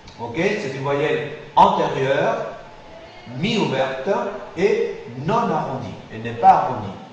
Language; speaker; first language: French; non-native, fluent; Spanish